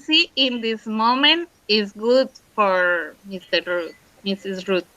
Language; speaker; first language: English; non-native, learner; Spanish